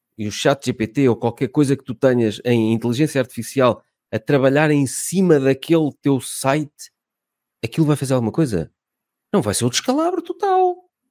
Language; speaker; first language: Portuguese; native; Portuguese